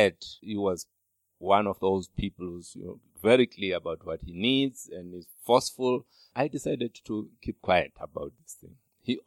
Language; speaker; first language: English; non-native, local second language; Xhosa